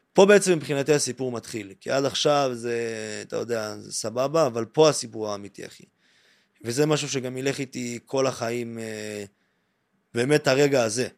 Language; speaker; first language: Hebrew; native; Hebrew